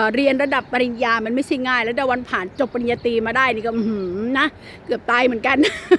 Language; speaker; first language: Thai; native; Thai